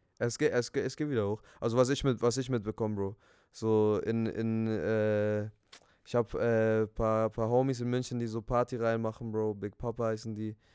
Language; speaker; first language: German; early bilingual, other home language; Spanish